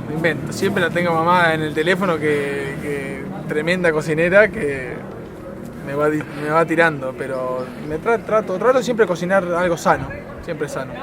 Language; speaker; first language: Spanish; native; Spanish